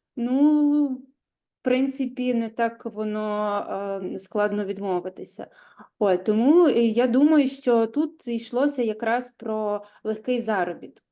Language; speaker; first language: Ukrainian; native; Ukrainian